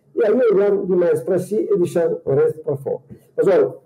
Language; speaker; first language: Portuguese; non-native, fluent; Italian